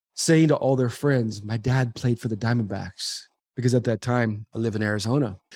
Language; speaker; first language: English; native; English